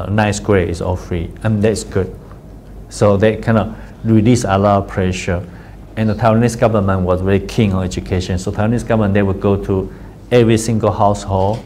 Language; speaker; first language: English; non-native, fluent; Chinese